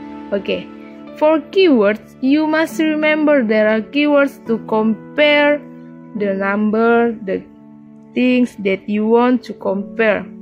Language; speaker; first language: English; non-native, learner; Indonesian